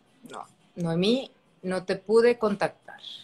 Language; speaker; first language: Spanish; native; Spanish